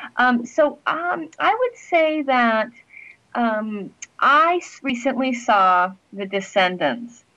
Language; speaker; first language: English; native; English